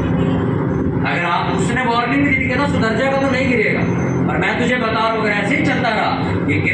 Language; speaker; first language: Hindi; native; Hindi